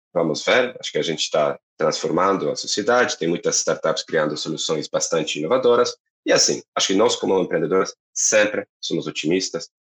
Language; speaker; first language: Portuguese; non-native, fluent; Polish